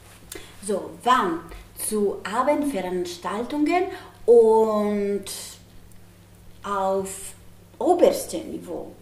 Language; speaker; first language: German; non-native, learner; Italian